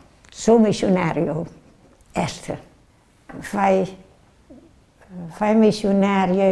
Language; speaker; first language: Portuguese; non-native, learner; Dutch